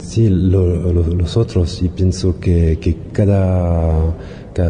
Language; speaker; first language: Spanish; non-native, learner; French